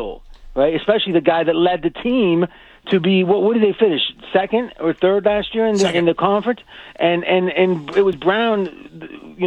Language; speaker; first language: English; native; English